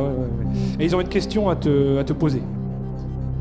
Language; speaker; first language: French; native; French